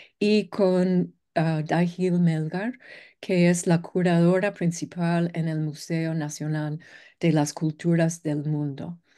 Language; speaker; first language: Spanish; non-native, fluent; English